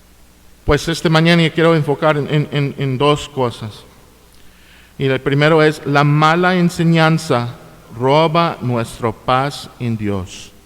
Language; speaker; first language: Spanish; non-native, fluent; English